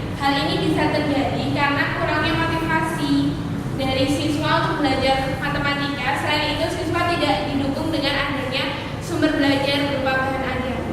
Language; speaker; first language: Indonesian; native; Indonesian